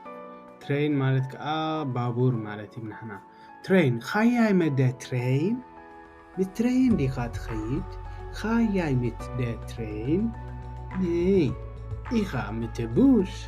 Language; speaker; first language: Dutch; non-native, learner; Tigrinya